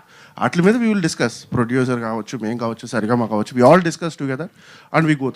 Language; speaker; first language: Telugu; native; Telugu